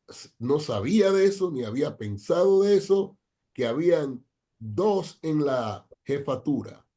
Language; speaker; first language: Spanish; non-native, fluent; English